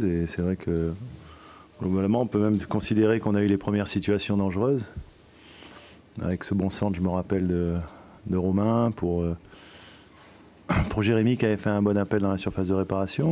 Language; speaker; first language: French; native; French